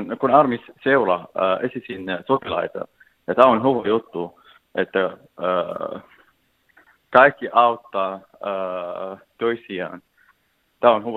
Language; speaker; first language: Finnish; non-native, learner; Arabic